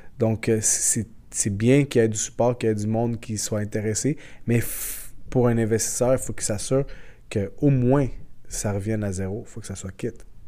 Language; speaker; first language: French; early bilingual, other home language; Portuguese